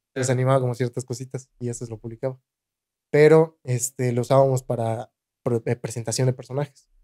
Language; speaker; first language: Spanish; native; Spanish